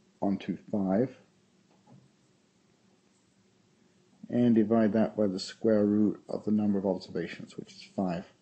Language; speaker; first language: English; native; English